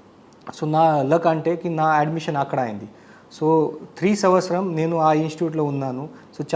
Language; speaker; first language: Telugu; non-native, learner; Marathi